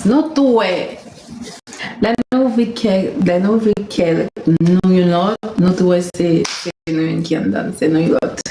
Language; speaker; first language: French; non-native, learner; Haitian Creole